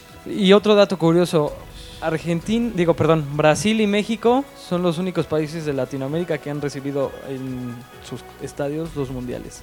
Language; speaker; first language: Spanish; native; Spanish